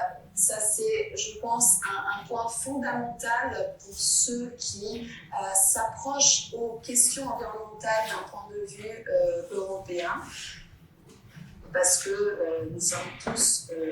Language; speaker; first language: French; non-native, fluent; Italian